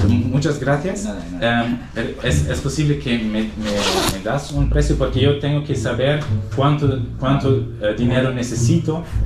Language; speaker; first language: Spanish; non-native, learner; German